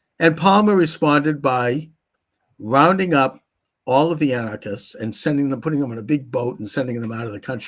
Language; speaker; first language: English; native; English